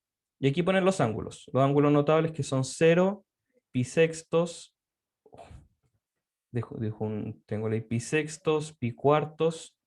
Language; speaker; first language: Spanish; native; Spanish